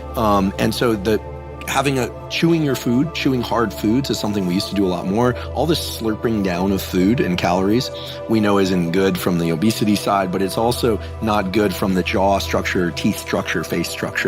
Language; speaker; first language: English; native; English